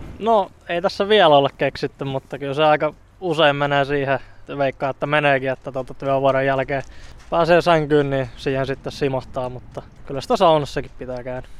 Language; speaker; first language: Finnish; native; Finnish